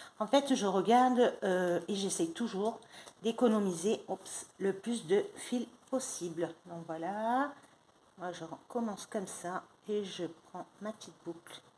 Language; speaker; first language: French; non-native, fluent; Spanish